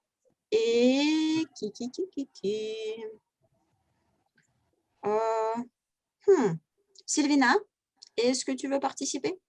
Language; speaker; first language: French; non-native, fluent; Russian